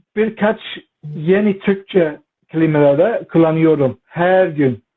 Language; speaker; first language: Turkish; non-native, learner; English